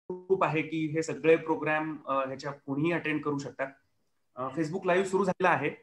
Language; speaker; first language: Marathi; native; Marathi